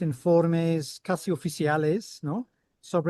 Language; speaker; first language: Spanish; non-native, fluent; English